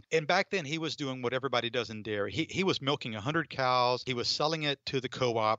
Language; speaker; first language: English; native; English